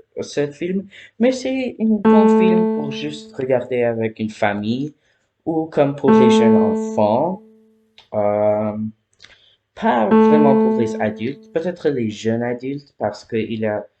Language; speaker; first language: French; non-native, learner; English